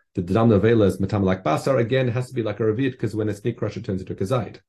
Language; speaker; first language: English; native; English